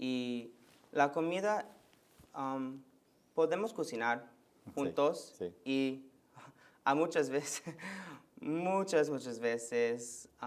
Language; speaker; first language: Spanish; early bilingual, heritage; Spanish